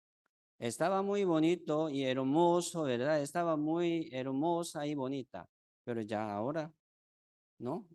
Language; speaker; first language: Spanish; non-native, fluent; Korean